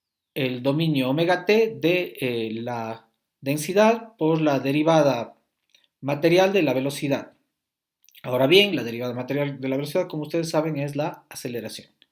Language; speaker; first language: Spanish; native; Spanish